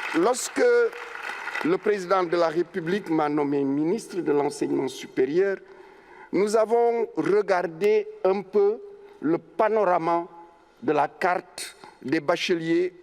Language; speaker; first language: French; non-native, local second language; Wolof